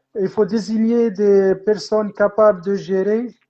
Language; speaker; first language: French; non-native, local second language; Arabic